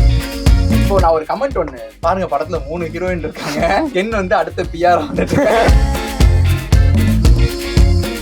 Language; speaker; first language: Tamil; native; Tamil